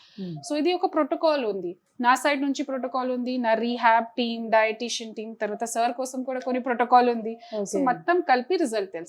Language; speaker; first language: Telugu; non-native, fluent; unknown